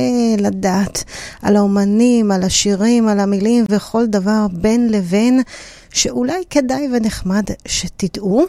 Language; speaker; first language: Hebrew; native; Hebrew